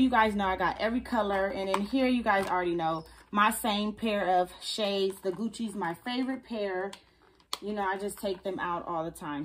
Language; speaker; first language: English; native; English